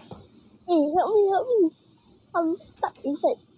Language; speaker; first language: English; non-native, local second language; Malay